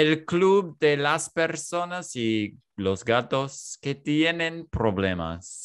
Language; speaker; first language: Spanish; non-native, learner; English